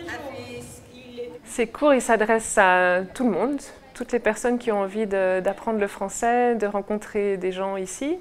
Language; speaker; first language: French; native; French